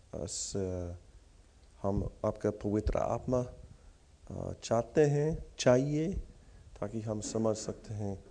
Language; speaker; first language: Hindi; non-native, learner; English